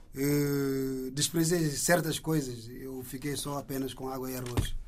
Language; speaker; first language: Portuguese; non-native, fluent; Indonesian